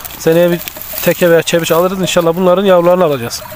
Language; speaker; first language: Turkish; native; Turkish